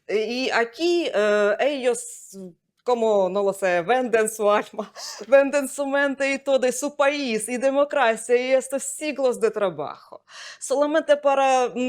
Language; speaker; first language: Spanish; non-native, fluent; Ukrainian